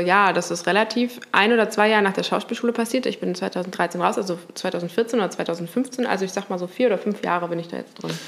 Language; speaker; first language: German; native; German